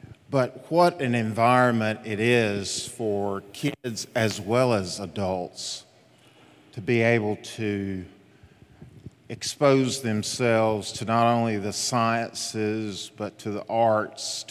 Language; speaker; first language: English; native; English